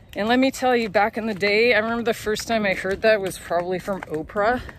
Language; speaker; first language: English; native; English